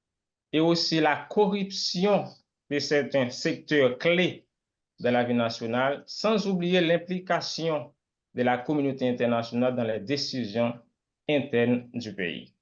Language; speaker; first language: French; non-native, local second language; Haitian Creole